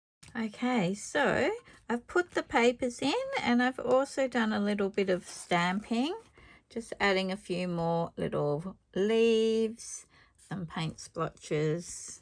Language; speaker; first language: English; native; English